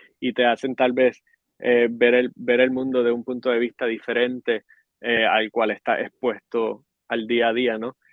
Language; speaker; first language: Spanish; native; Spanish